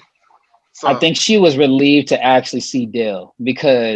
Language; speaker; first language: English; native; English